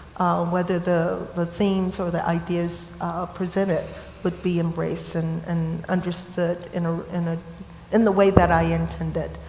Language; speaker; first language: English; native; English